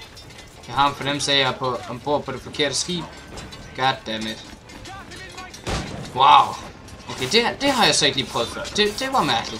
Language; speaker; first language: Danish; native; Danish